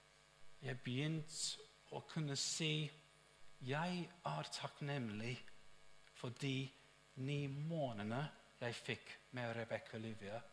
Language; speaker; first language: Norwegian; non-native, fluent; English